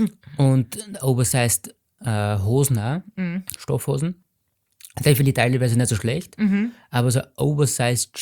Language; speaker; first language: German; native; German